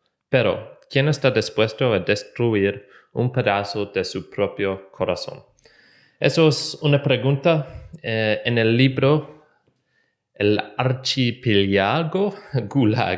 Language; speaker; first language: Spanish; non-native, learner; English